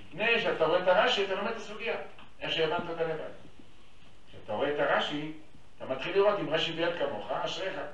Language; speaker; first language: Hebrew; native; Hebrew